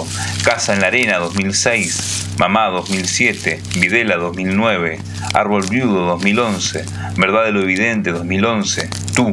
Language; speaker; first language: Spanish; native; Spanish